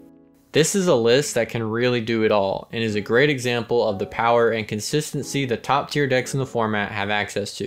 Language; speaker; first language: English; native; English